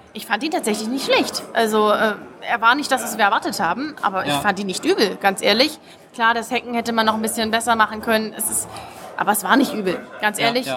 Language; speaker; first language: German; native; German